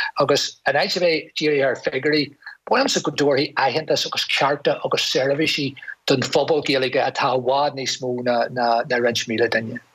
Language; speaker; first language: Irish; non-native, local second language; English